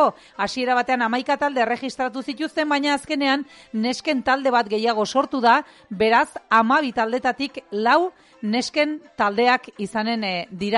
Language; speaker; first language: Basque; native; Basque